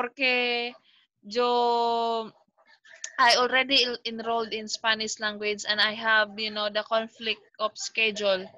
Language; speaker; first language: English; non-native, local second language; Filipino